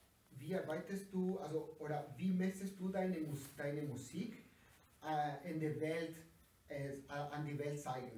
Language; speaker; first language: German; non-native, learner; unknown